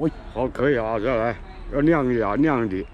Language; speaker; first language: Chinese; native; Chinese